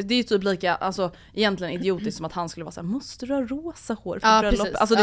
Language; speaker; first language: Swedish; native; Swedish